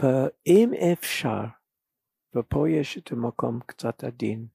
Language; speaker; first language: Hebrew; non-native, fluent; English